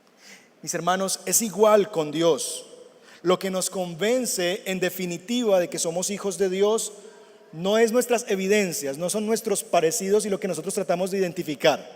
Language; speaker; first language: Spanish; native; Spanish